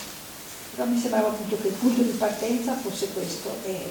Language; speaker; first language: Italian; native; Italian